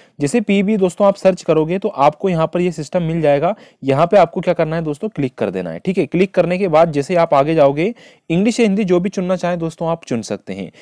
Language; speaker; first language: Hindi; native; Hindi